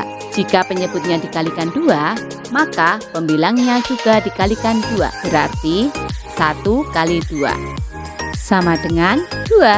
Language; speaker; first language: Indonesian; native; Indonesian